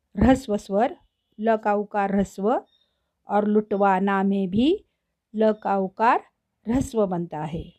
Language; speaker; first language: Hindi; non-native, local second language; Marathi